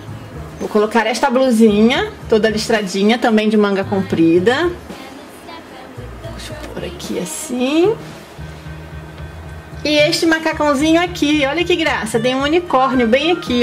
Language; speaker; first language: Portuguese; native; Portuguese